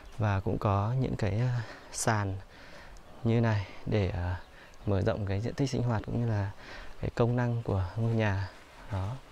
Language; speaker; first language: Vietnamese; native; Vietnamese